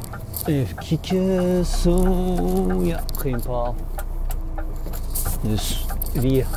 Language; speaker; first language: Dutch; non-native, fluent; Turkish